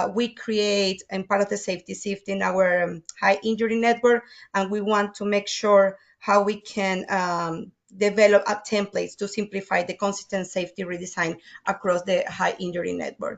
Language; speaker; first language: English; non-native, fluent; Spanish